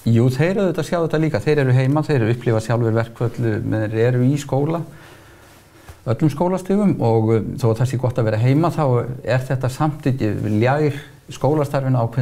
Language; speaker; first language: Icelandic; native; Icelandic